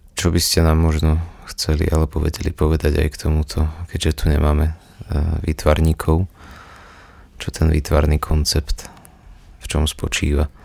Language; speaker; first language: Slovak; native; Slovak